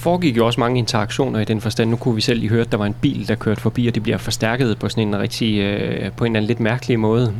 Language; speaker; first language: Danish; native; Danish